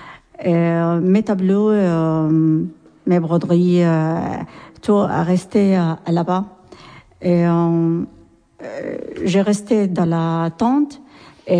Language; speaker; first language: French; non-native, learner; Arabic